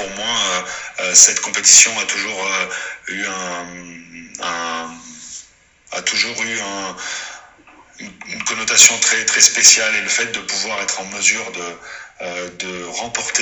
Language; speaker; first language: French; native; French